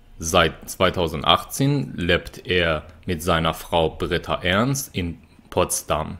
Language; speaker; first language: German; non-native, fluent; Persian